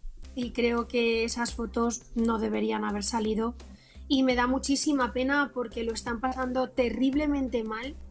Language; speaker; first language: Spanish; native; Spanish